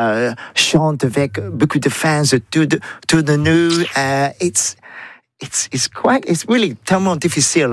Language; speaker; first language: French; non-native, learner; English